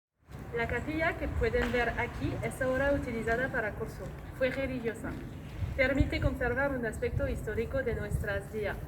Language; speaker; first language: Spanish; non-native, learner; French